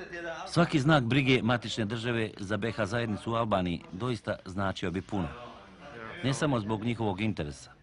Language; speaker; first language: Bosnian; native; Bosnian